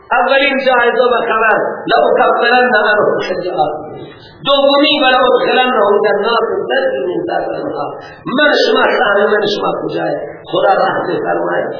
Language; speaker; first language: Persian; native; Persian